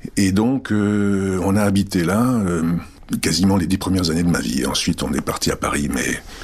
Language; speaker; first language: French; early bilingual, other home language; Czech